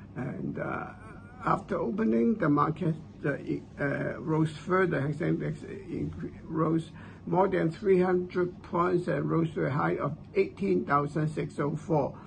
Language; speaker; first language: English; non-native, local second language; Cantonese